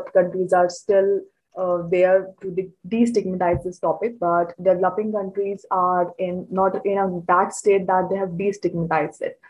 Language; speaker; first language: English; non-native, local second language; Hindi